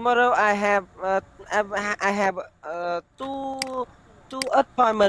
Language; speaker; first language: English; non-native, learner; Vietnamese